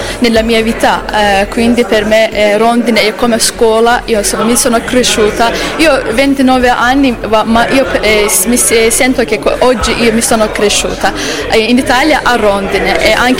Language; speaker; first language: Italian; non-native, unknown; Azerbaijani